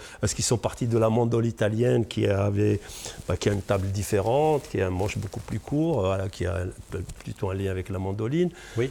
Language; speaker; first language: French; non-native, local second language; Arabic